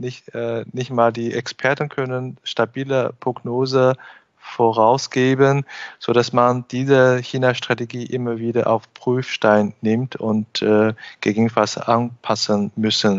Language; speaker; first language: German; non-native, fluent; Chinese